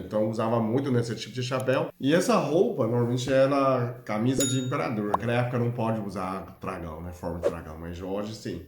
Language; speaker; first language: Portuguese; non-native, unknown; Chinese